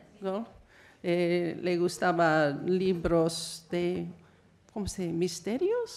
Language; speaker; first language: Spanish; non-native, fluent; English